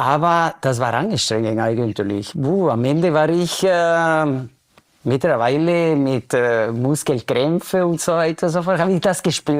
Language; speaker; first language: German; non-native, fluent; Spanish